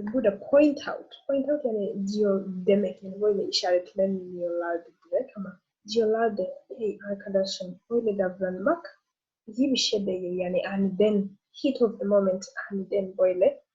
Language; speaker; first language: Turkish; non-native, learner; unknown